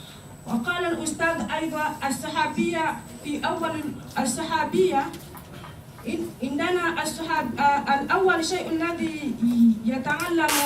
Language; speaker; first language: Arabic; non-native, learner; Malagasy